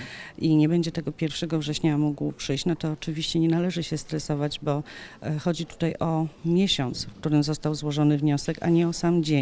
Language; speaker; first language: Polish; native; Polish